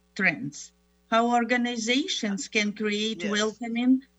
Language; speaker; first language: English; non-native, fluent; Russian